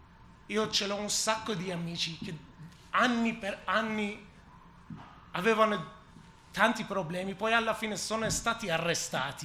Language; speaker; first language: Italian; non-native, learner; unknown